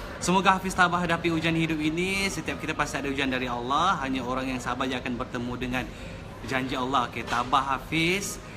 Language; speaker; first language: Malay; native; Malay